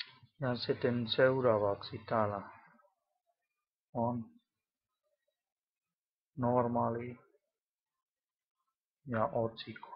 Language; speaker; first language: Finnish; non-native, learner; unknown